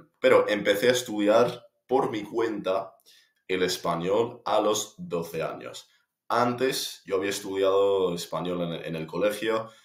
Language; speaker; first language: Spanish; non-native, fluent; English